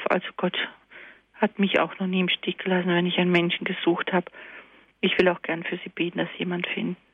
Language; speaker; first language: German; early bilingual, other home language; Croatian